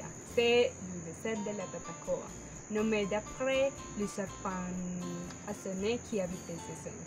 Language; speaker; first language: French; non-native, learner; Spanish